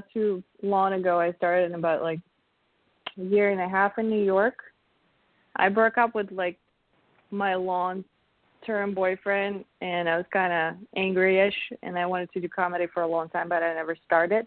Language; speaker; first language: English; non-native, fluent; Russian